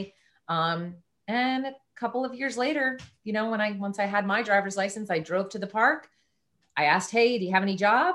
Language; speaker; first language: English; native; English